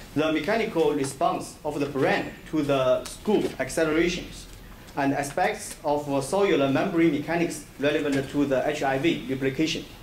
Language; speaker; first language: English; non-native, fluent; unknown